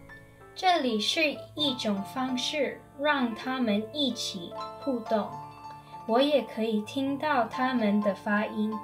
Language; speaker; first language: Chinese; non-native, fluent; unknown